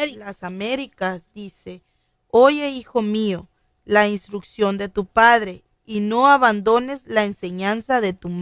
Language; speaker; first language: Spanish; native; Spanish